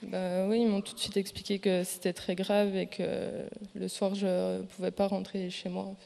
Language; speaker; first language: French; native; French